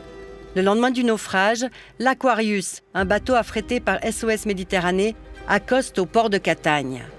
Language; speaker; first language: French; native; French